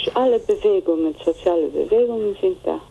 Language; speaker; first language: German; non-native, fluent; Greek